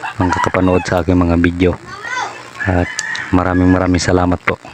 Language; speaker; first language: Filipino; non-native, local second language; Masbatenyo